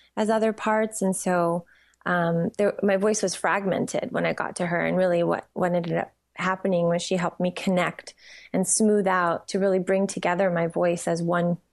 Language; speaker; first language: English; native; English